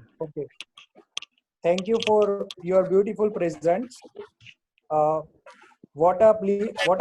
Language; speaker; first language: English; non-native, learner; Gujarati